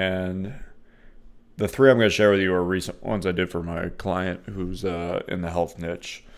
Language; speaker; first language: English; native; English